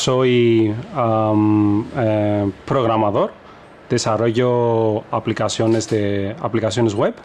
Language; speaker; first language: Spanish; non-native, fluent; Greek